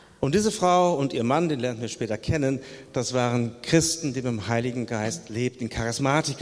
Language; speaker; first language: German; native; German